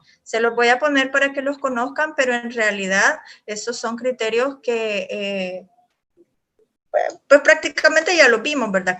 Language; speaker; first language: Spanish; native; Spanish